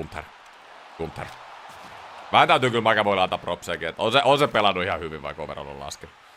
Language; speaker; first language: Finnish; native; Finnish